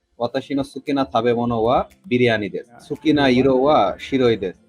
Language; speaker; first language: Japanese; non-native, learner; Bangla